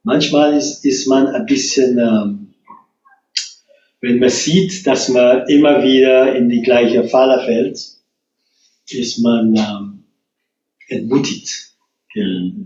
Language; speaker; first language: German; non-native, fluent; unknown